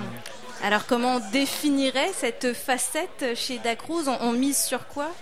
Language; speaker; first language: French; native; French